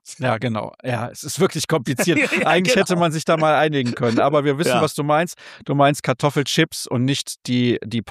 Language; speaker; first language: German; native; German